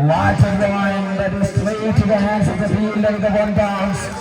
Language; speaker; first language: English; non-native, local second language; Malayalam